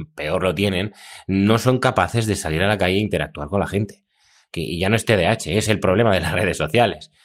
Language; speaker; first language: Spanish; non-native, fluent; Russian